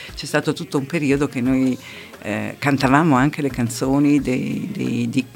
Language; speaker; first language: Italian; native; Italian